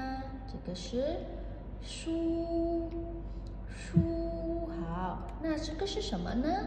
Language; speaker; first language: Chinese; non-native, fluent; Indonesian